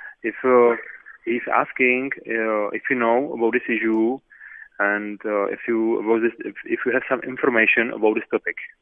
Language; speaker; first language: English; non-native, fluent; Czech